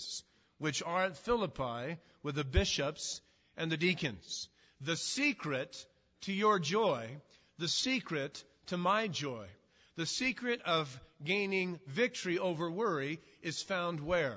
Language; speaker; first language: English; native; English